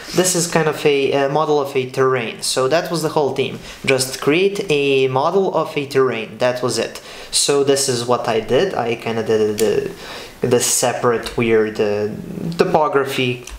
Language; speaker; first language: English; non-native, fluent; Serbian